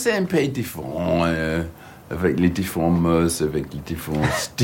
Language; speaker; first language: French; non-native, learner; English